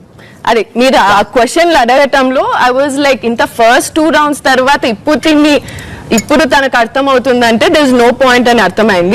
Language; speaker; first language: Telugu; native; Telugu